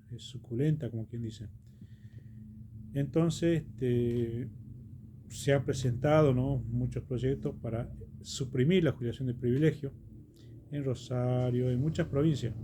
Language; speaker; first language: Spanish; native; Spanish